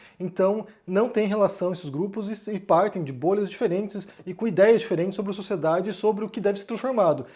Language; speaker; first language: Portuguese; native; Portuguese